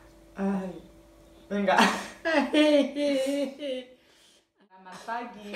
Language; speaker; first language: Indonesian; non-native, fluent; Spanish